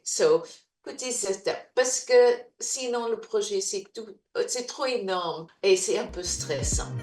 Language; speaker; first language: French; non-native, learner; English